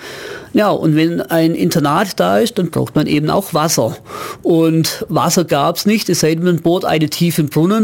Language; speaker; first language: German; native; German